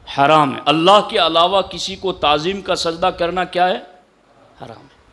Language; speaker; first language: Urdu; non-native, local second language; Gujarati